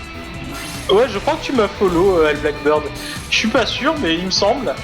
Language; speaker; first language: French; native; French